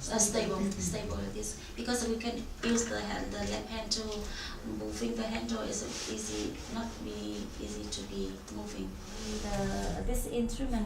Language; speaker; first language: English; non-native, learner; Vietnamese